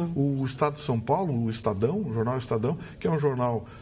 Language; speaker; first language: Portuguese; native; Portuguese